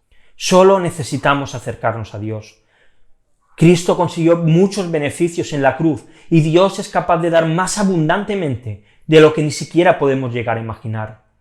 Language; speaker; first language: Spanish; native; Spanish